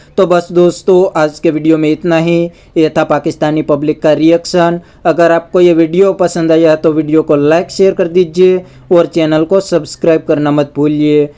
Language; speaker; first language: Hindi; native; Hindi